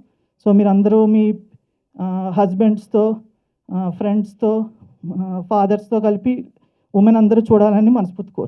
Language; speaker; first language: Telugu; native; Telugu